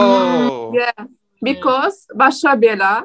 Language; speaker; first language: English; non-native, learner; Turkmen